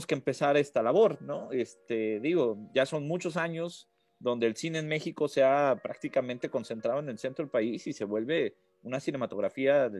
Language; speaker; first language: Spanish; native; Spanish